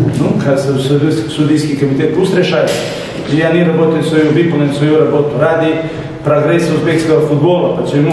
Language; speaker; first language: Russian; non-native, fluent; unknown